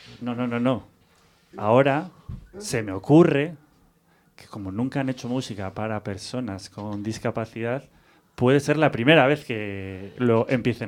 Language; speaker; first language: Spanish; native; Spanish